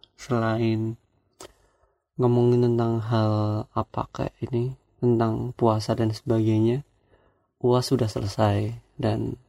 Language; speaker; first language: Indonesian; non-native, local second language; Javanese